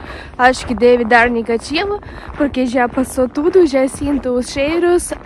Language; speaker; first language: Portuguese; non-native, fluent; Russian